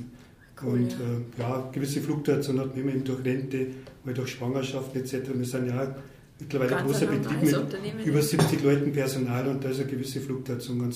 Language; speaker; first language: German; native; German